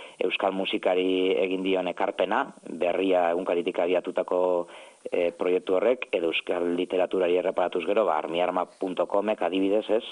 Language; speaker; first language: Basque; native; Basque